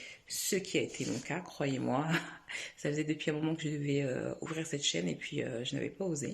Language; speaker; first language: French; native; French